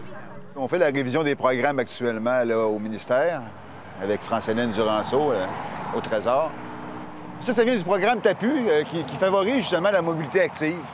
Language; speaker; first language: French; native; French